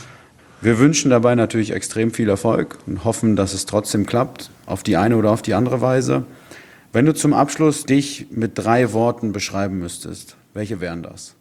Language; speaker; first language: German; native; German